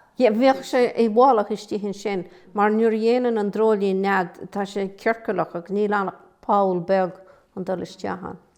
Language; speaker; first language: Irish; native; Irish